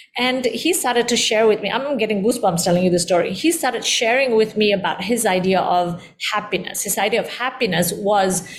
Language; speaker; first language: English; early bilingual, heritage; Indonesian